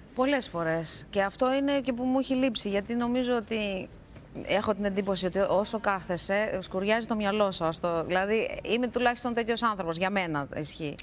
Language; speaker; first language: Greek; early bilingual, other home language; Russian